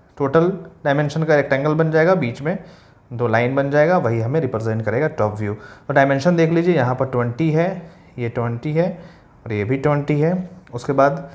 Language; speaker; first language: Hindi; native; Hindi